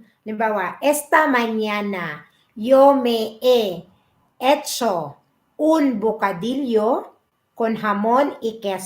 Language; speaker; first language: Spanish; non-native, learner; Filipino